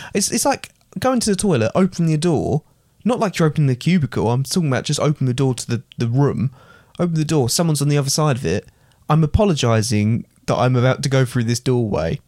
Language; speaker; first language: English; native; English